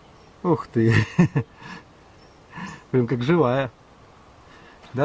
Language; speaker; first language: Russian; native; Russian